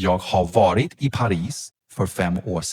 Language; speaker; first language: Swedish; non-native, fluent; English